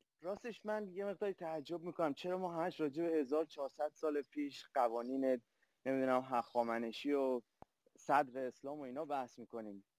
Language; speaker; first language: Persian; native; Persian